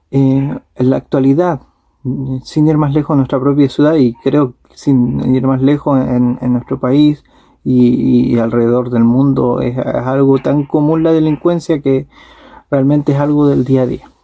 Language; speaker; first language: Spanish; native; Spanish